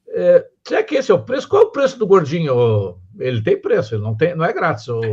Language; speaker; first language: Portuguese; native; Portuguese